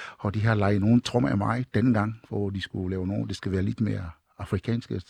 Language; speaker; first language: Danish; non-native, fluent; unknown